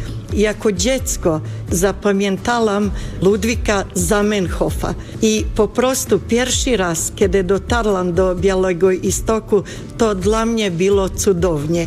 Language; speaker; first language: Polish; non-native, fluent; Bosnian